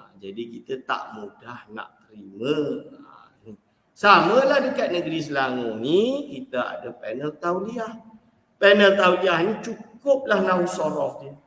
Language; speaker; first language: Malay; native; Malay